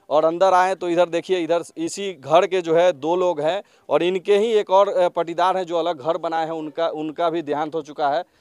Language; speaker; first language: Hindi; native; Hindi